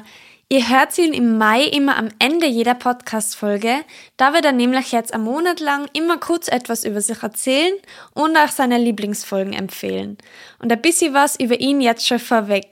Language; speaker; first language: German; native; German